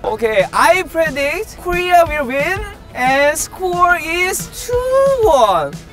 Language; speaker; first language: English; non-native, learner; Korean